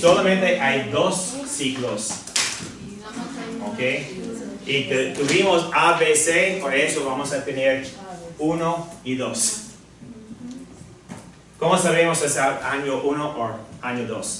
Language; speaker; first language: Spanish; non-native, fluent; English